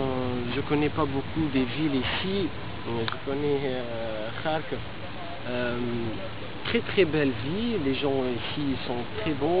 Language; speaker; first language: French; non-native, local second language; Arabic